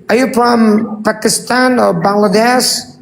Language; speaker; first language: English; non-native, learner; Indonesian